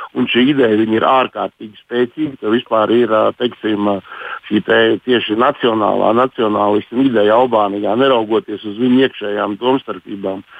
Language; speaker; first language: Latvian; native; Latvian